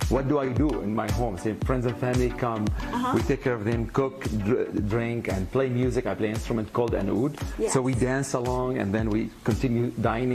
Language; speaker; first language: English; non-native, fluent; Arabic